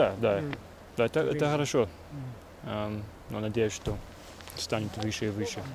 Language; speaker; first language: Russian; non-native, learner; English